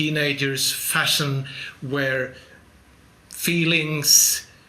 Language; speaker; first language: English; non-native, fluent; Swedish